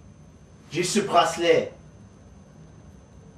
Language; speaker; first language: French; non-native, learner; English